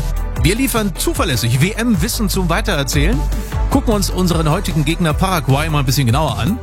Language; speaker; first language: German; native; German